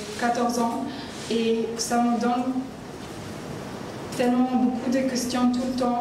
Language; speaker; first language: French; non-native, learner; Arabic